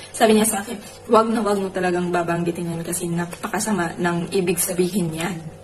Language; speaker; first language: Filipino; non-native, local second language; Cebuano